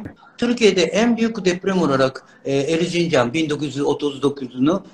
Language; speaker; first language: Turkish; non-native, learner; Japanese